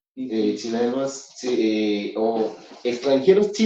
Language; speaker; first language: Spanish; non-native, fluent; Haitian Creole